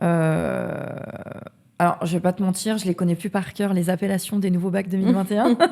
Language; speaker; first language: French; native; French